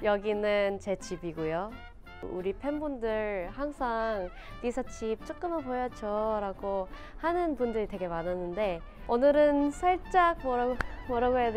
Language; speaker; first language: Korean; non-native, fluent; Thai